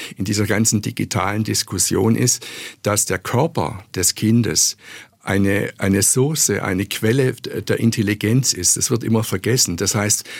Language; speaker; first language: German; native; German